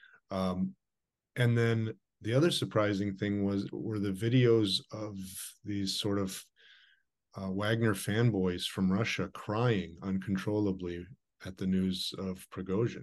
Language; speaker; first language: English; early bilingual, other home language; Ukrainian